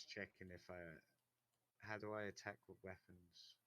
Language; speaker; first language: English; native; English